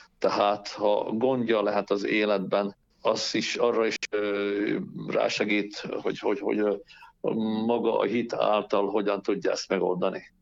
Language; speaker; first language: Hungarian; native; Hungarian